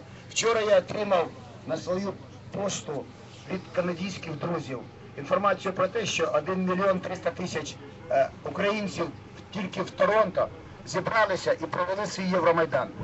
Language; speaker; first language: Ukrainian; native; Ukrainian